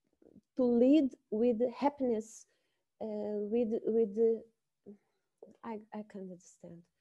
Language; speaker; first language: English; non-native, learner; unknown